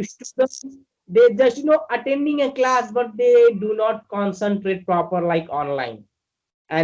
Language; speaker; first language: English; non-native, learner; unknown